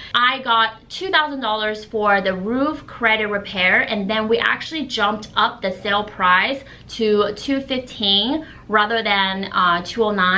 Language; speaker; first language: English; non-native, fluent; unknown